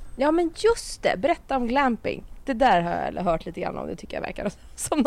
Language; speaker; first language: Swedish; native; Swedish